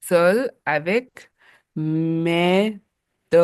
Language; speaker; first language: French; non-native, learner; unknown